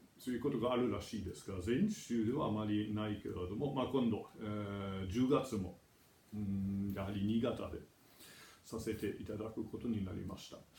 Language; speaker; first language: Japanese; non-native, fluent; German